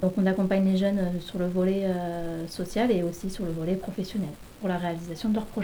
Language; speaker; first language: French; native; French